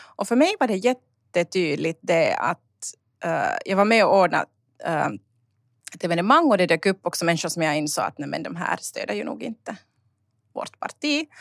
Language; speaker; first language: Swedish; native; Swedish